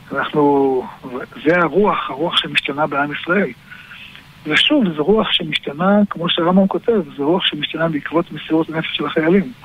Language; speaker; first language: Hebrew; native; Hebrew